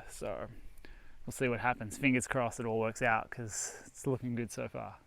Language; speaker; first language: English; native; English